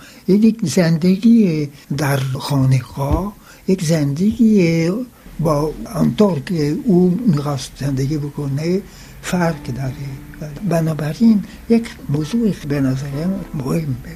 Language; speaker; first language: Persian; non-native, fluent; French